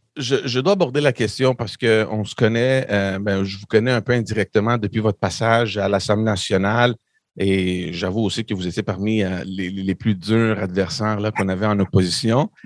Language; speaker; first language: French; native; French